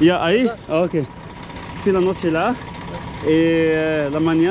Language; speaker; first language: Spanish; non-native, learner; Arabic